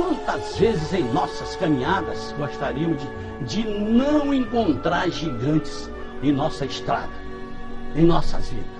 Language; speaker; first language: Portuguese; native; Portuguese